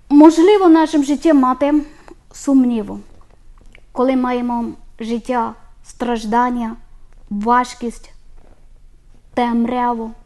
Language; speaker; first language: Ukrainian; non-native, learner; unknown